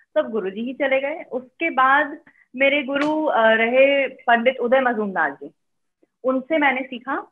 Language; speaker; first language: Hindi; native; Hindi